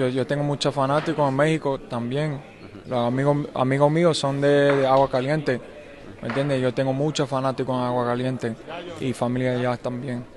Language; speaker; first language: Spanish; early bilingual, heritage; English